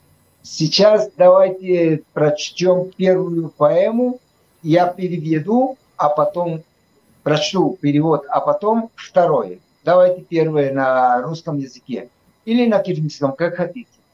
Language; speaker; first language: Russian; non-native, fluent; Spanish